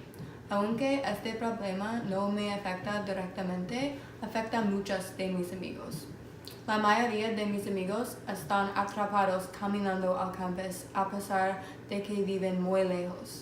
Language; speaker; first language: Spanish; non-native, learner; English